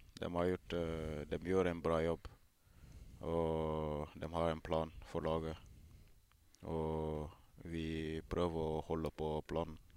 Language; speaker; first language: Norwegian; non-native, fluent; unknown